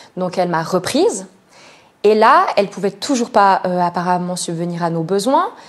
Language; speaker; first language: French; native; French